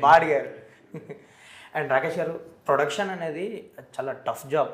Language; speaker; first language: Telugu; native; Telugu